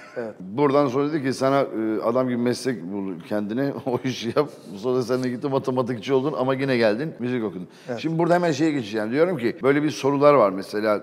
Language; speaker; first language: Turkish; native; Turkish